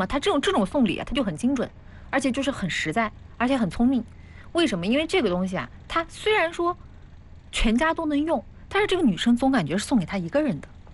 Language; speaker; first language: Chinese; native; Chinese